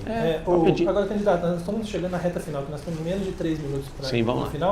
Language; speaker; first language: Portuguese; native; Portuguese